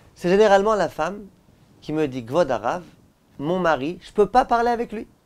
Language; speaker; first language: French; native; French